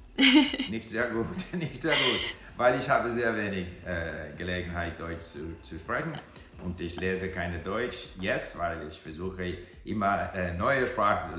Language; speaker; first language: German; non-native, learner; English